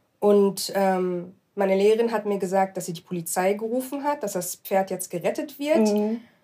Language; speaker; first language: German; early bilingual, other home language; Arabic